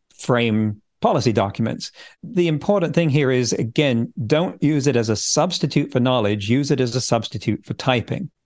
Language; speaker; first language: English; native; English